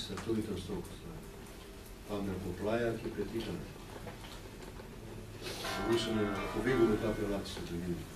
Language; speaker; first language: Greek; non-native, fluent; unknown